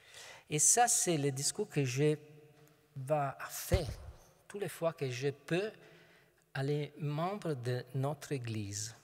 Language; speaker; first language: French; non-native, fluent; Italian